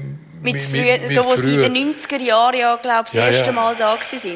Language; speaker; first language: German; native; German